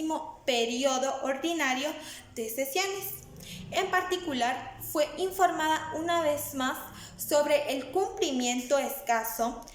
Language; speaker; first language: Spanish; native; Spanish